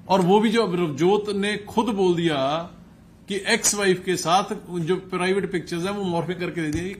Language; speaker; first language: Hindi; non-native, local second language; Punjabi